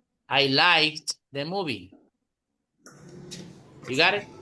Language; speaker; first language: English; non-native, fluent; Spanish